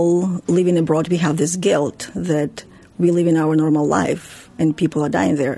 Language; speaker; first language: English; non-native, fluent; Ukrainian